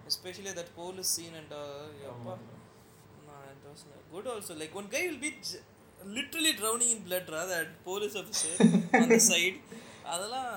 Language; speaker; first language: English; non-native, local second language; Tamil